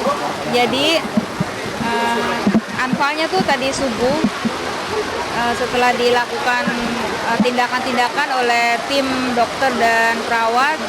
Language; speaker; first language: Indonesian; native; Indonesian